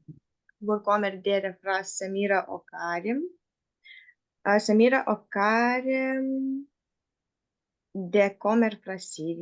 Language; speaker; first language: Norwegian; non-native, learner; Lithuanian